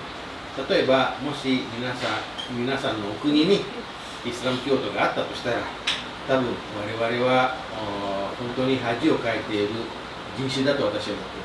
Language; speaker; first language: Japanese; non-native, fluent; Indonesian